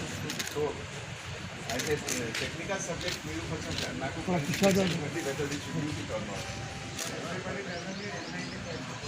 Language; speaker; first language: Telugu; non-native, fluent; Hindi